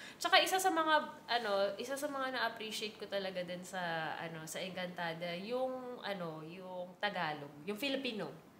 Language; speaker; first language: Filipino; native; Filipino